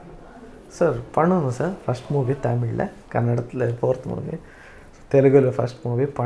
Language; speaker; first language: Tamil; non-native, learner; Kannada